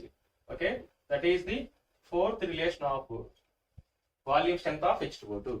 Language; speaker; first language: English; non-native, local second language; Telugu